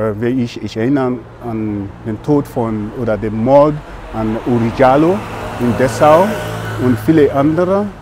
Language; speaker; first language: German; native; German